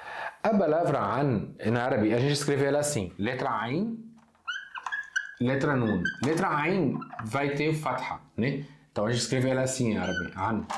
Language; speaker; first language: Portuguese; non-native, fluent; Arabic